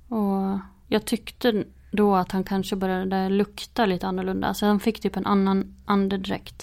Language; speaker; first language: Swedish; native; Swedish